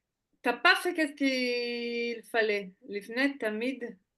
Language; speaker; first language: French; non-native, fluent; Hebrew